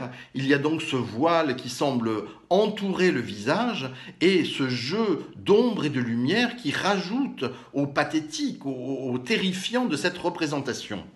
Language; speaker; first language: French; native; French